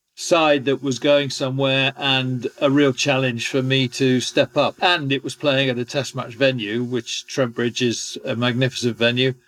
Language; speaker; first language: English; native; English